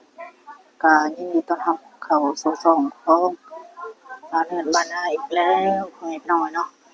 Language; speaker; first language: Thai; non-native, local second language; Northeastern Thai